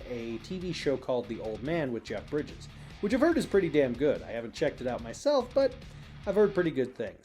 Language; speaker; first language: English; native; English